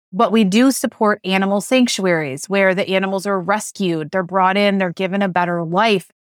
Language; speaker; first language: English; native; English